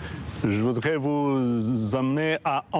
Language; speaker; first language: French; non-native, fluent; Slovenian